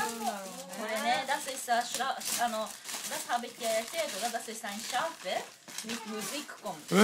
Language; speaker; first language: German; non-native, learner; Japanese